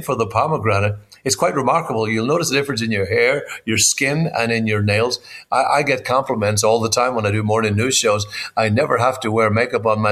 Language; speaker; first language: English; native; English